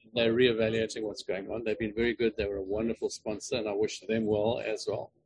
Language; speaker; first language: English; native; English